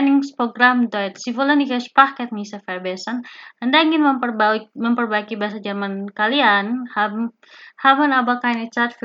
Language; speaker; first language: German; non-native, learner; Indonesian